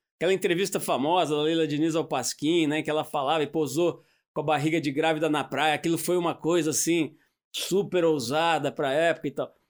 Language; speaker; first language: Portuguese; native; Portuguese